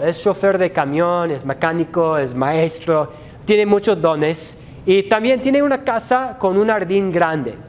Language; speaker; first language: Spanish; non-native, fluent; English